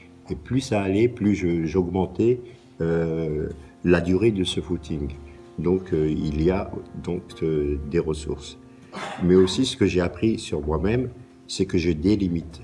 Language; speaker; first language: French; native; French